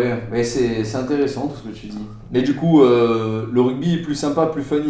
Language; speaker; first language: French; native; French